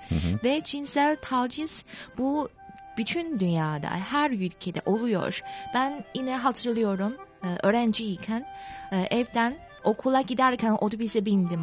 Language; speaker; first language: Turkish; non-native, fluent; Chinese